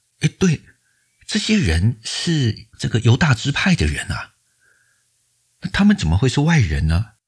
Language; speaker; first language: Chinese; native; Chinese